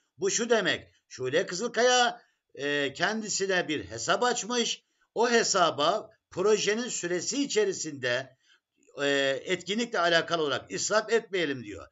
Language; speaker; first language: Turkish; native; Turkish